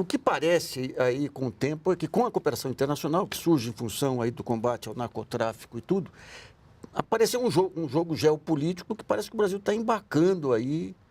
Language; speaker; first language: Portuguese; native; Portuguese